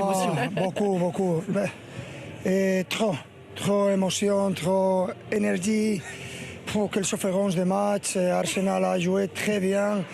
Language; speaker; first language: French; non-native, learner; Spanish